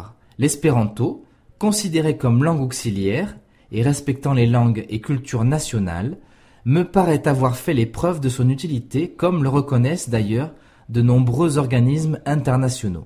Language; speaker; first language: French; native; French